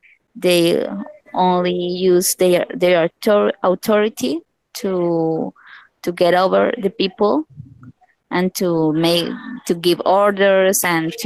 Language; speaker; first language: English; non-native, learner; Spanish